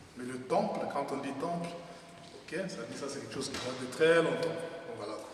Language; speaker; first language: French; non-native, local second language; Lingala